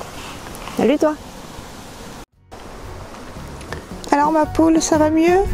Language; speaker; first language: French; native; French